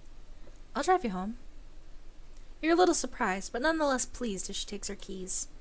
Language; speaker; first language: English; native; English